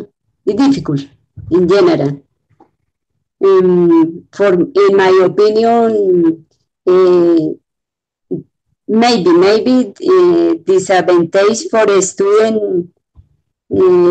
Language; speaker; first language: English; non-native, learner; Spanish